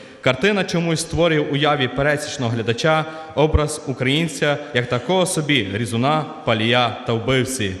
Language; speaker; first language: Ukrainian; native; Ukrainian